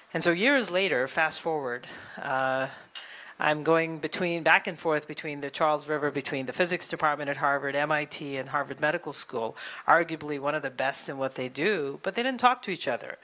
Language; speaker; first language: English; native; English